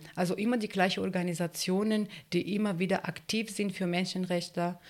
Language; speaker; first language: German; non-native, fluent; Turkish